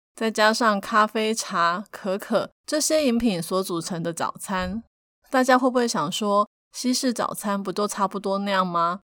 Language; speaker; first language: Chinese; native; Chinese